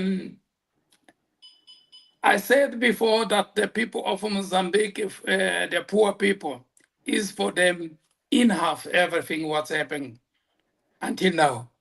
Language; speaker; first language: English; non-native, local second language; Portuguese